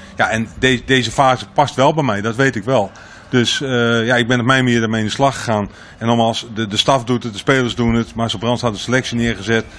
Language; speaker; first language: Dutch; native; Dutch